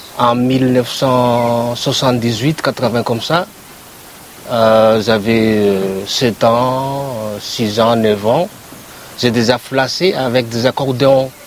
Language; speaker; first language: French; non-native, local second language; Malagasy